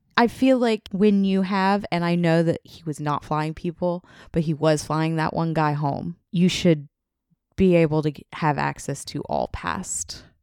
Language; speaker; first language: English; native; English